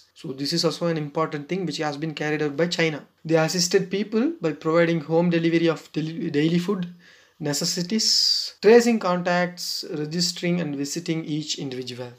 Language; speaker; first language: English; non-native, local second language; Tamil